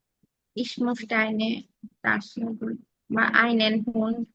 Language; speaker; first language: German; non-native, learner; Bangla